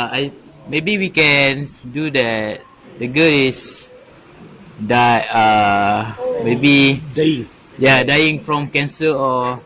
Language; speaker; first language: English; non-native, fluent; Malay